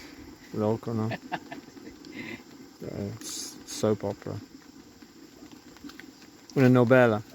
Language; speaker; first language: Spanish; non-native, learner; English